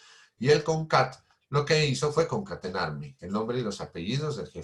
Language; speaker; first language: Spanish; native; Spanish